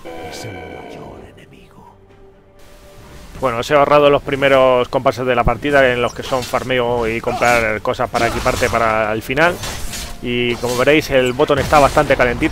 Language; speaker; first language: Spanish; native; Spanish